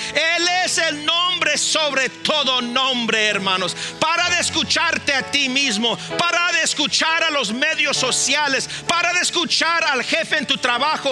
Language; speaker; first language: Spanish; early bilingual, heritage; Spanish